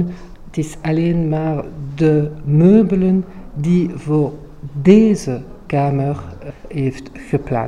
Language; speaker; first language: Dutch; non-native, local second language; French